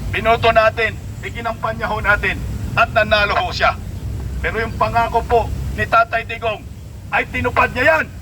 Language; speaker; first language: Filipino; non-native, local second language; Cebuano